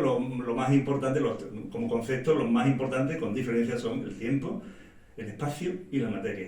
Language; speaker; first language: Spanish; native; Spanish